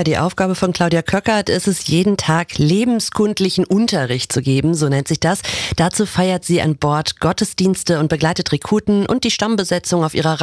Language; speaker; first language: German; native; German